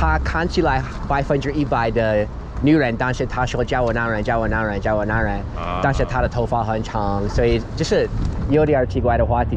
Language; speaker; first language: Chinese; non-native, fluent; English